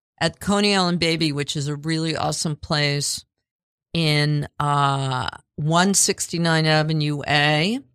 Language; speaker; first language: English; native; English